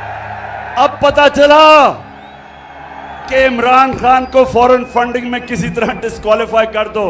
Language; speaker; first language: Urdu; native; Urdu